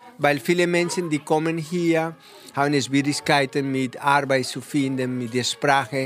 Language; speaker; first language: German; non-native, fluent; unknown